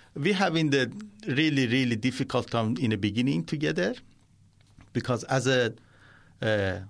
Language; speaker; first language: English; non-native, learner; Persian